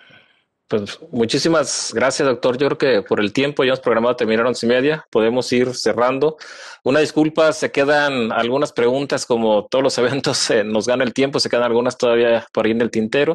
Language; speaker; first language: Spanish; native; Spanish